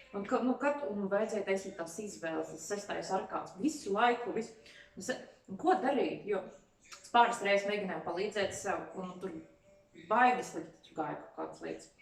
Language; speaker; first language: Latvian; non-native, local second language; Russian